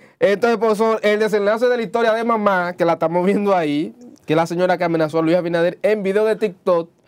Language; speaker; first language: Spanish; native; Spanish